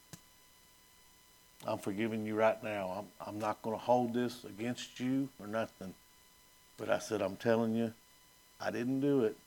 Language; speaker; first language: English; native; English